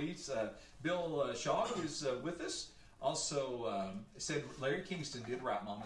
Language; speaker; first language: English; native; English